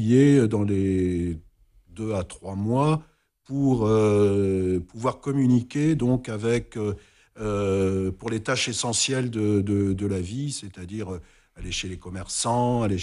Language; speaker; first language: French; native; French